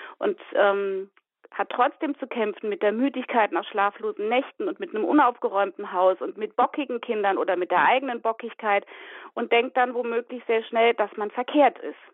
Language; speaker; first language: German; native; German